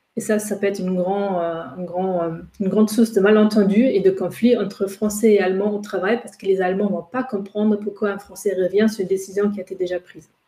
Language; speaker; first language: French; non-native, fluent; German